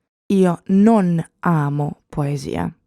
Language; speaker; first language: Italian; non-native, fluent; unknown